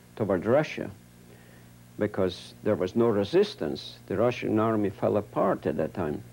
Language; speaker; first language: English; non-native, fluent; Yiddish